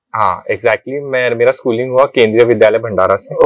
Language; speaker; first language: Hindi; non-native, local second language; Marathi